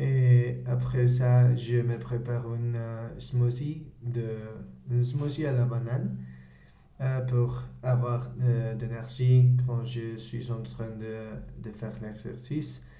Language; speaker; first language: French; non-native, learner; Spanish